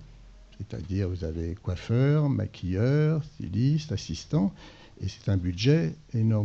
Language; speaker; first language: French; native; French